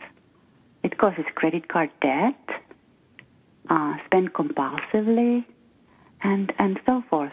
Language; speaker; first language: English; non-native, fluent; Finnish